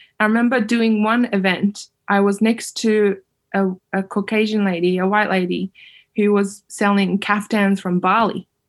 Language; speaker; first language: English; early bilingual, other home language; Uyghur